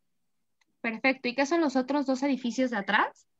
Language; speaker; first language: Spanish; native; Spanish